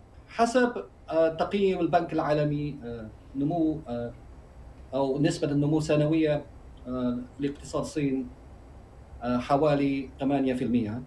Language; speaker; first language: Arabic; non-native, fluent; Chinese